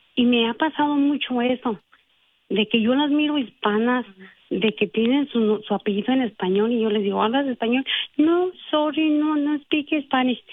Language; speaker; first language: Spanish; native; Spanish